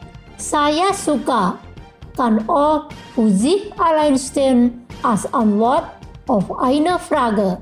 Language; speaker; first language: German; non-native, fluent; Indonesian